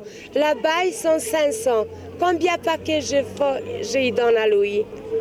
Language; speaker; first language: French; non-native, learner; Albanian